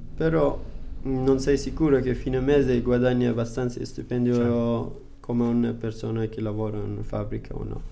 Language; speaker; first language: Italian; non-native, learner; Persian